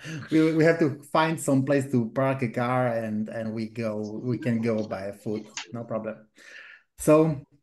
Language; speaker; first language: English; non-native, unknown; Polish